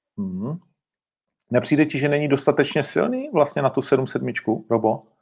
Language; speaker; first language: Czech; native; Czech